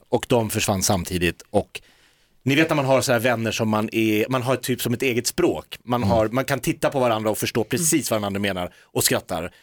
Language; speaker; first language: Swedish; native; Swedish